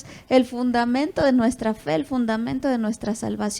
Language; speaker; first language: Spanish; native; Spanish